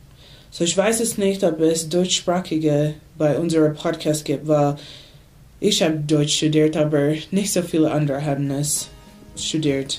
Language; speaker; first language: German; non-native, learner; English